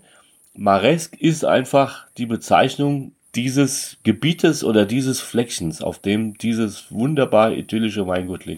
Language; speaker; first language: German; native; German